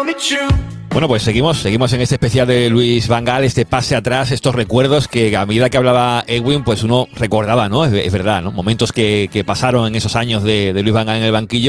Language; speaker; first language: Spanish; native; Spanish